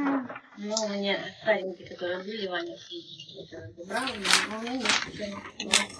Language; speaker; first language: Russian; native; Russian